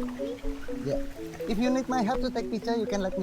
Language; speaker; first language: English; non-native, learner; Indonesian